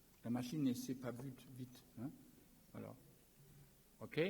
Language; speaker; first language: French; non-native, learner; German